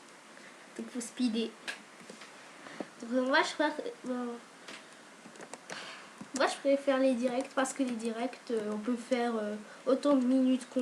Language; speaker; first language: French; native; French